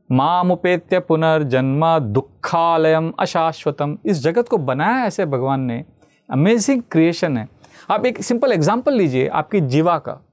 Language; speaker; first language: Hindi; non-native, local second language; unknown